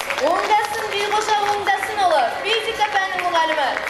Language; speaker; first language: Kazakh; native; Kazakh